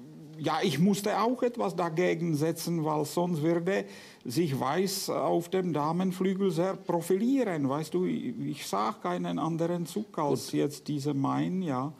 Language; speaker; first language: German; non-native, fluent; Czech